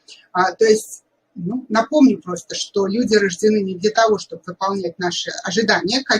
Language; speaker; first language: Russian; native; Russian